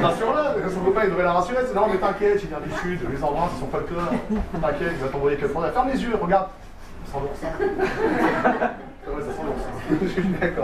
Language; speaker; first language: French; native; French